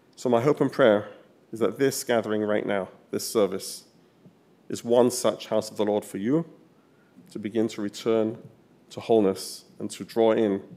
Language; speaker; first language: English; native; English